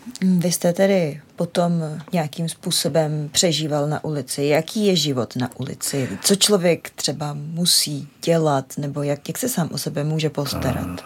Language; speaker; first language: Czech; native; Czech